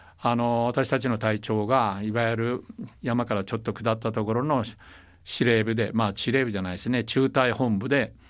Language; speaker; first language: Japanese; native; Japanese